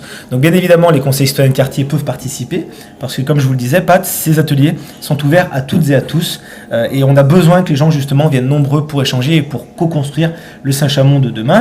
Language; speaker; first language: French; native; French